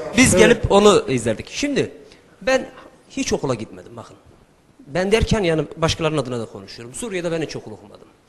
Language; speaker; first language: Turkish; early bilingual, heritage; Turkish